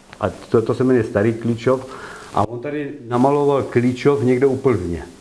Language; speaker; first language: Czech; early bilingual, heritage; Czech